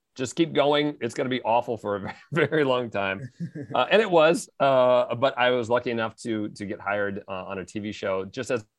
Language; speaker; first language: English; native; English